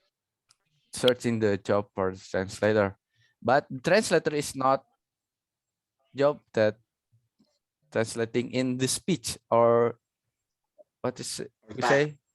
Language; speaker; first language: English; non-native, learner; Indonesian